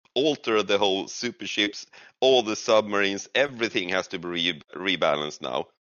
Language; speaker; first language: English; non-native, fluent; Swedish